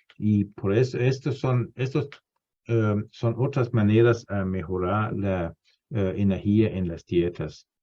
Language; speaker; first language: Spanish; non-native, fluent; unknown